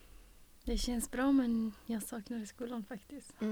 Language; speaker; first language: Swedish; non-native, fluent; Persian